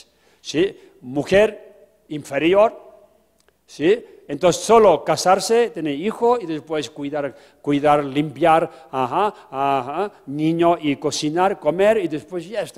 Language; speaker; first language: Spanish; non-native, fluent; Tibetan